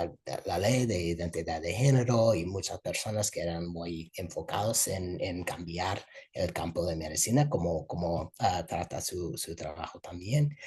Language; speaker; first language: Spanish; non-native, fluent; English